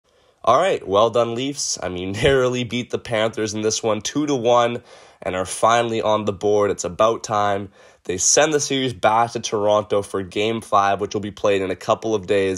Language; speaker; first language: English; native; English